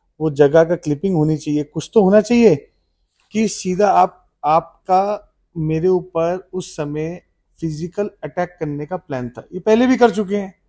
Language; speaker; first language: Hindi; native; Hindi